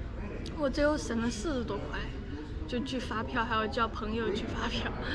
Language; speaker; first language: Chinese; early bilingual, other home language; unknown